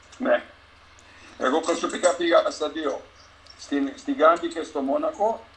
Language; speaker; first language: Greek; non-native, fluent; Serbian